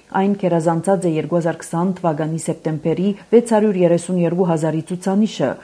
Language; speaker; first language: Armenian; early bilingual, heritage; Armenian